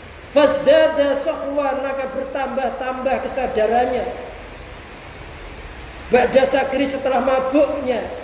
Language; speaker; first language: Indonesian; native; Indonesian